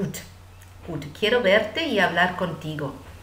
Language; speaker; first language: Spanish; non-native, fluent; German